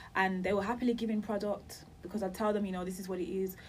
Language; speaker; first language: English; native; English